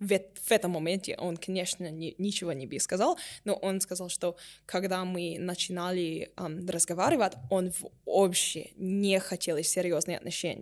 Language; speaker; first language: Russian; non-native, learner; English